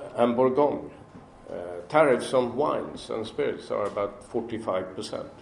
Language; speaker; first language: English; non-native, fluent; Swedish